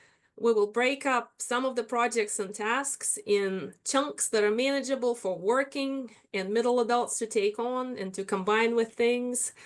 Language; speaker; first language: English; non-native, fluent; Russian